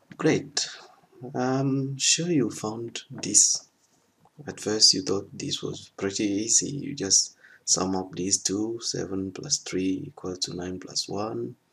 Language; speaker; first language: English; non-native, fluent; French